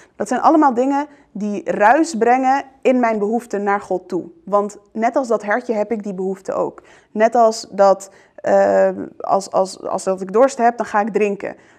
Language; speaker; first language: Dutch; early bilingual, other home language; Arabic